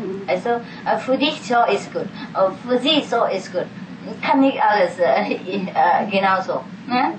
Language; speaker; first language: German; non-native, fluent; Vietnamese